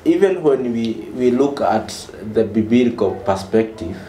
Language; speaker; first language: English; non-native, local second language; Swahili